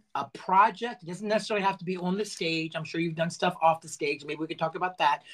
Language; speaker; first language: English; native; English